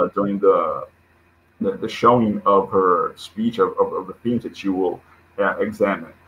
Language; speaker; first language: English; non-native, fluent; Portuguese